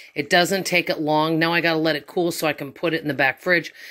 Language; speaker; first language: English; native; English